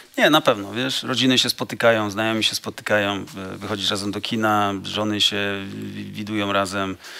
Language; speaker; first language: Polish; native; Polish